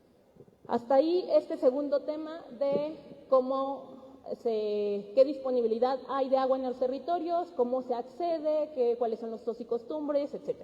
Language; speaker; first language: Spanish; native; Spanish